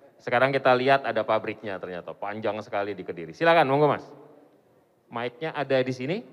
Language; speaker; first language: Indonesian; native; Indonesian